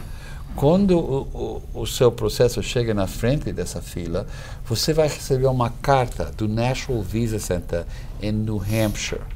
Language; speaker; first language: Portuguese; non-native, fluent; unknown